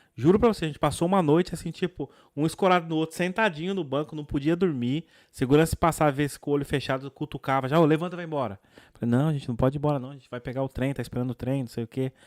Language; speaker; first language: Portuguese; native; Portuguese